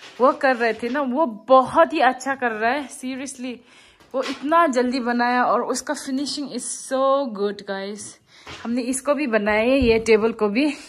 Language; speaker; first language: Hindi; non-native, local second language; Tibetan